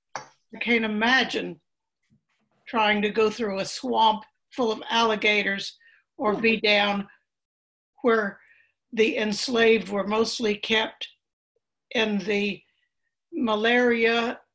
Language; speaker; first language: English; native; English